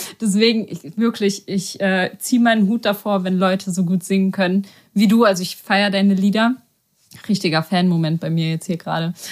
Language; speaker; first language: German; native; German